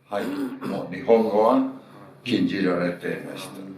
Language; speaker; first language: Japanese; early bilingual, heritage; Japanese